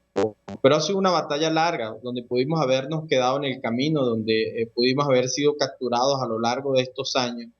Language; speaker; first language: Spanish; native; Spanish